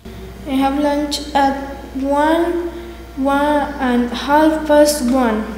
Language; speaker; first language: English; non-native, learner; Spanish